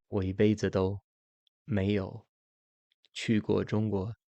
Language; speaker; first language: Chinese; non-native, fluent; English